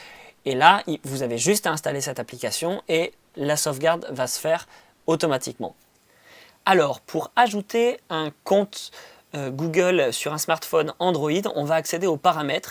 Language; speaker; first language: French; native; French